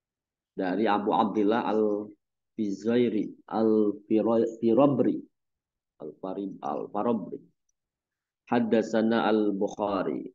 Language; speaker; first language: Arabic; non-native, fluent; Indonesian